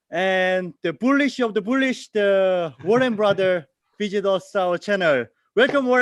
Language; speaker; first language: English; non-native, learner; Korean